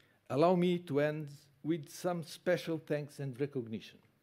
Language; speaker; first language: English; non-native, fluent; Portuguese